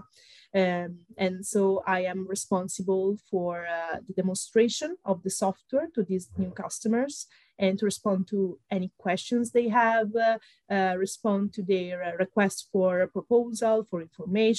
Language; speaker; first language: English; non-native, fluent; Italian